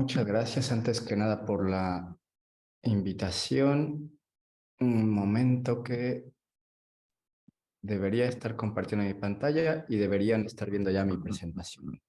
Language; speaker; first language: Spanish; native; Spanish